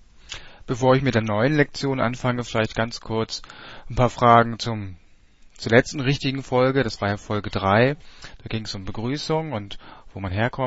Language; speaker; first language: German; native; German